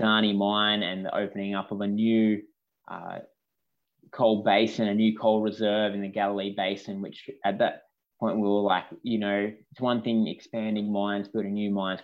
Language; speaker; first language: English; native; English